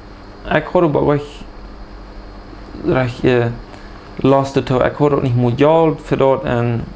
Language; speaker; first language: German; early bilingual, heritage; Plautdietsch